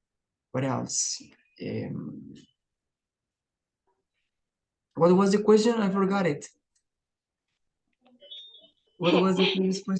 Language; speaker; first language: English; non-native, fluent; Spanish